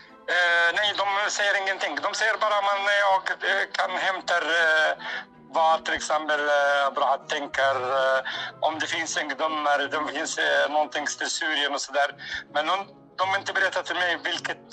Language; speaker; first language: Swedish; non-native, learner; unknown